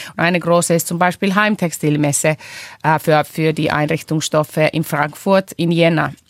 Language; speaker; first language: German; non-native, fluent; Finnish